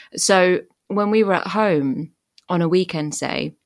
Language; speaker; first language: English; early bilingual, other home language; French